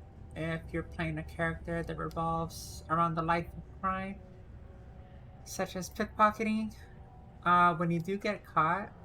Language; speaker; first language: English; native; English